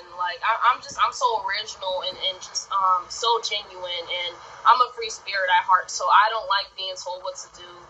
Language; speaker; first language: English; native; English